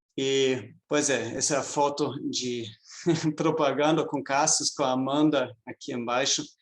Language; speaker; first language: Portuguese; non-native, fluent; German